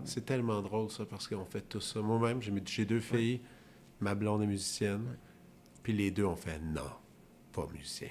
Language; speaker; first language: French; native; French